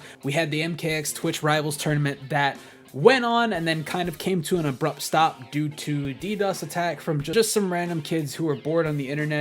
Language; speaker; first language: English; native; English